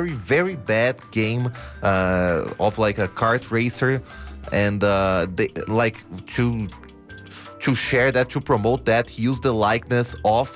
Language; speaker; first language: English; non-native, fluent; Portuguese